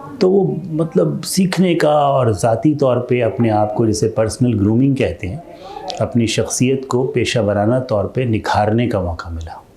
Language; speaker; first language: Urdu; non-native, local second language; Saraiki